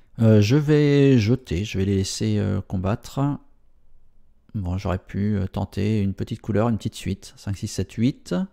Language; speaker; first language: French; native; French